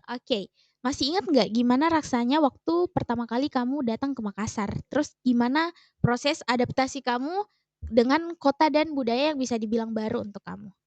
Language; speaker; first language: Indonesian; native; Indonesian